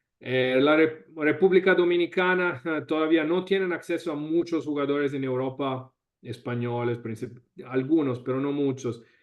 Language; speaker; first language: Spanish; non-native, fluent; Italian